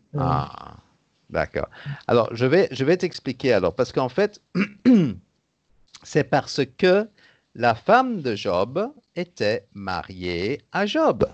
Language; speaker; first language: French; native; French